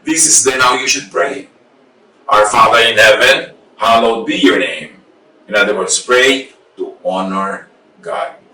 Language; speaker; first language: English; non-native, local second language; Filipino